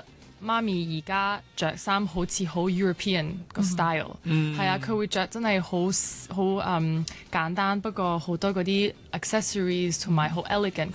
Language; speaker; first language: Cantonese; non-native, local second language; French